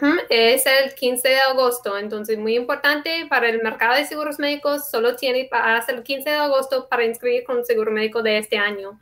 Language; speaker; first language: Spanish; non-native, fluent; English